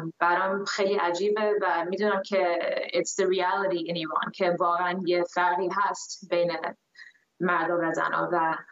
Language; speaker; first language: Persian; early bilingual, heritage; Persian